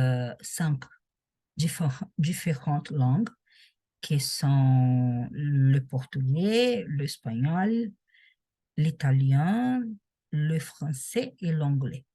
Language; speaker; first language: French; non-native, learner; Portuguese